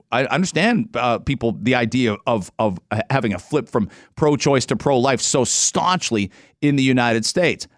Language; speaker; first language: English; native; English